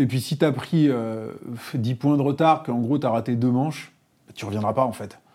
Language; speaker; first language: French; native; French